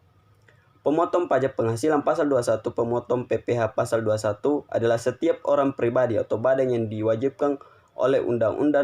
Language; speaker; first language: Indonesian; native; Indonesian